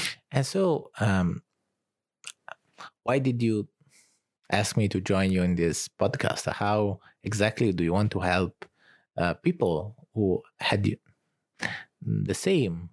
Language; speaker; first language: English; non-native, fluent; Italian